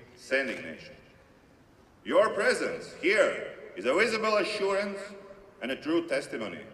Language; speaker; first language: English; non-native, fluent; Latvian